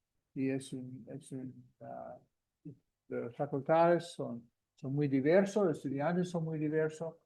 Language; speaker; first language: Spanish; non-native, fluent; English